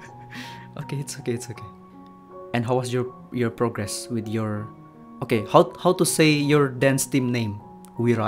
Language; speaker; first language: English; non-native, learner; Indonesian